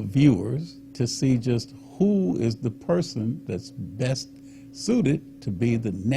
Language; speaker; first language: English; native; English